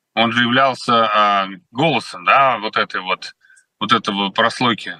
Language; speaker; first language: Russian; native; Russian